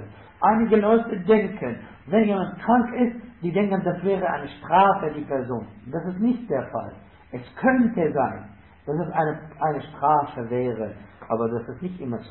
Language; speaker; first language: German; non-native, fluent; Arabic